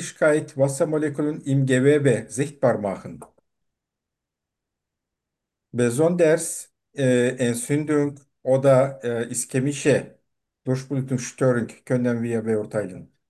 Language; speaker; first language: German; non-native, learner; Turkish